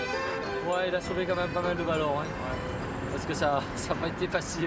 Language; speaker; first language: French; early bilingual, other home language; Korean